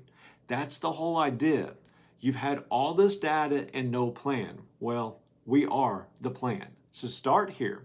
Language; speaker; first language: English; native; English